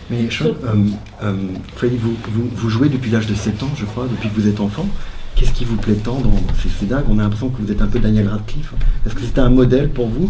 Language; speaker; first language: French; native; French